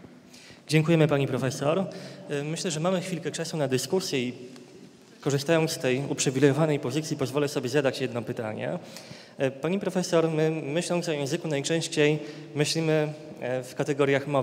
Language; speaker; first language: Polish; native; Polish